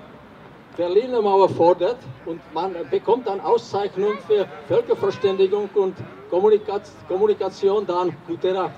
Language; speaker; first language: German; non-native, fluent; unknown